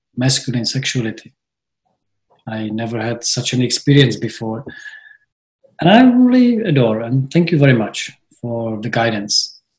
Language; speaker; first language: English; non-native, fluent; Czech